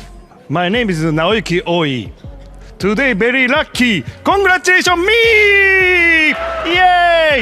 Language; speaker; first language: English; non-native, learner; Japanese